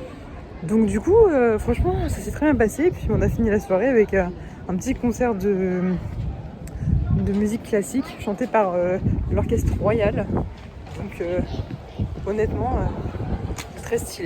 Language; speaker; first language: French; native; French